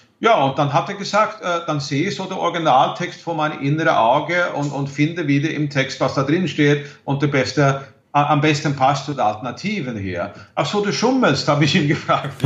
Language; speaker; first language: German; non-native, fluent; Swedish